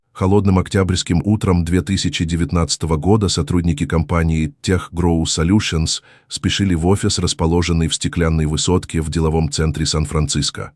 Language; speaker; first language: Russian; native; Russian